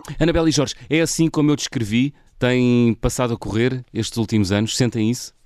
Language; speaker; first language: Portuguese; native; Portuguese